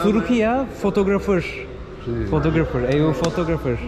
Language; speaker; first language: Portuguese; non-native, learner; Turkish